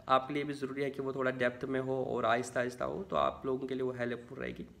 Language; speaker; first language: Hindi; native; Hindi